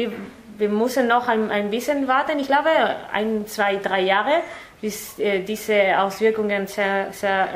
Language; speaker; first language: German; non-native, fluent; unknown